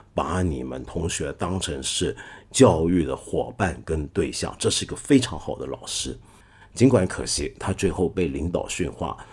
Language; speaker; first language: Chinese; non-native, local second language; Cantonese